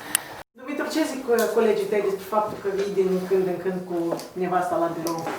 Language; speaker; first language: Romanian; native; Romanian